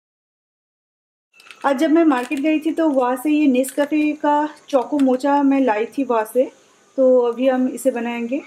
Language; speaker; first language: Hindi; non-native, local second language; Bangla